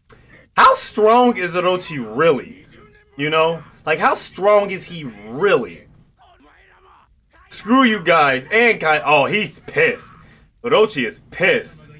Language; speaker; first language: English; native; English